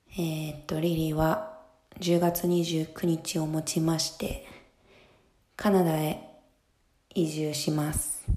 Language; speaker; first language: Japanese; native; Japanese